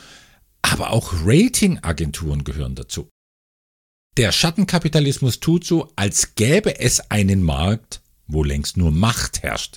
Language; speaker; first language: German; native; German